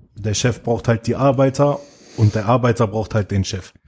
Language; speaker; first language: German; native; German